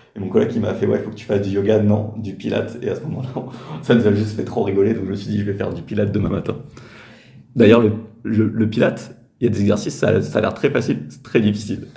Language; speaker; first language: French; native; French